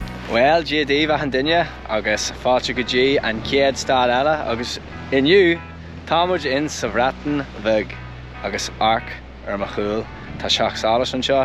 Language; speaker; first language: Irish; non-native, local second language; English